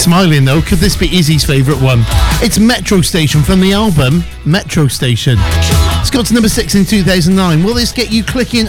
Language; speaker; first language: English; native; English